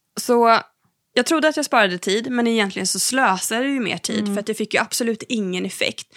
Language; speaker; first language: Swedish; native; Swedish